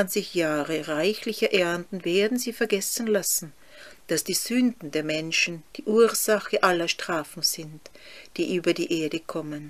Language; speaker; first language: German; native; German